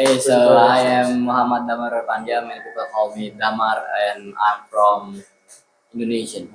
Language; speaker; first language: English; non-native, learner; Indonesian